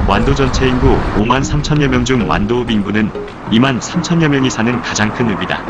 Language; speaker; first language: Korean; native; Korean